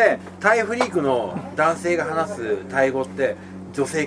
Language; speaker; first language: Japanese; native; Japanese